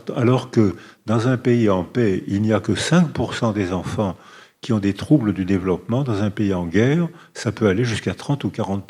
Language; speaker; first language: French; native; French